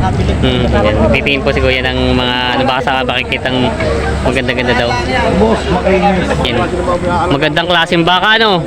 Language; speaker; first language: Filipino; native; Filipino